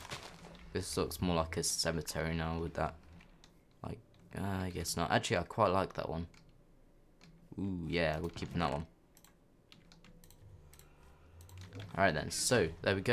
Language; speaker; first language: English; native; English